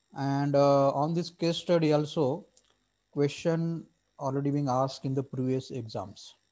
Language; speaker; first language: English; non-native, local second language; Marathi